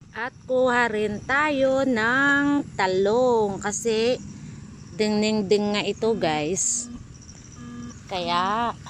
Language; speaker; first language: Filipino; non-native, local second language; Iloko